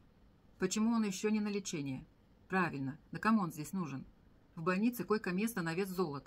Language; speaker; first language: Russian; native; Russian